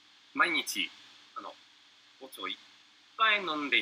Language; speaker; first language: Japanese; non-native, learner; English